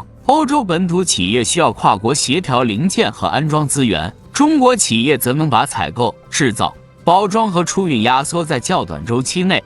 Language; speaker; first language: Chinese; native; Chinese